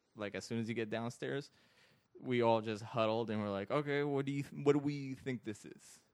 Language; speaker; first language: English; early bilingual, other home language; Arabic